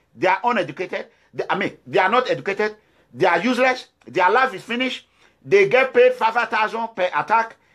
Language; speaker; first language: English; non-native, local second language; Bini